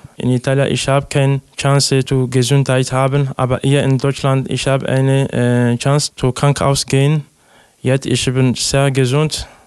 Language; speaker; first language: German; non-native, learner; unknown